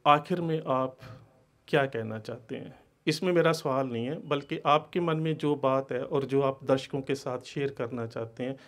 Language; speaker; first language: Hindi; non-native, local second language; Punjabi